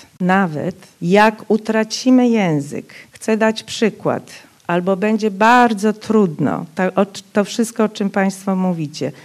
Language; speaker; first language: Polish; non-native, local second language; Rusyn